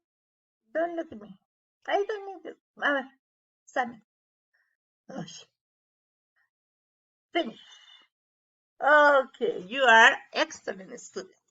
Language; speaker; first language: English; non-native, learner; Spanish